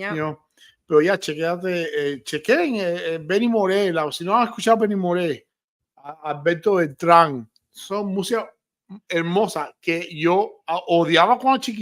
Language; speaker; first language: Spanish; early bilingual, heritage; Spanish